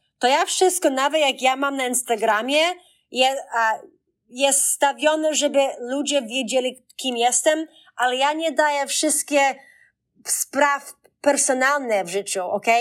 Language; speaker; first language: Polish; early bilingual, heritage; Polish